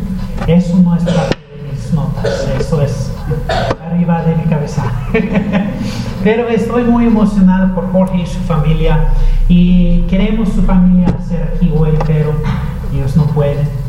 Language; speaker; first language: Spanish; non-native, learner; English